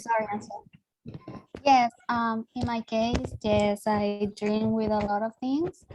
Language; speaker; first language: English; non-native, learner; Spanish